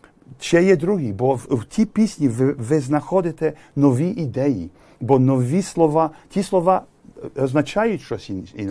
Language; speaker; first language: Ukrainian; early bilingual, heritage; English